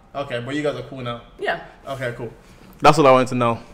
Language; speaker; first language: English; native; English